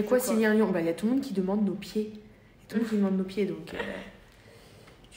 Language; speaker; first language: French; native; French